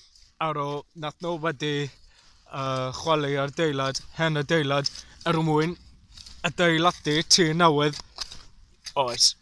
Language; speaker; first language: Welsh; non-native, learner; English